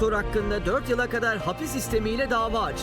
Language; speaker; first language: Turkish; native; Turkish